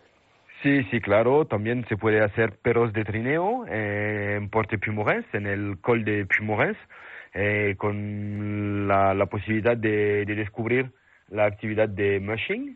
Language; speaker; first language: Spanish; non-native, fluent; French